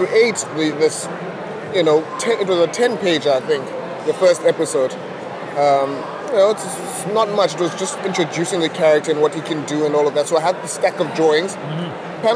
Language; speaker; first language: English; non-native, local second language; Xhosa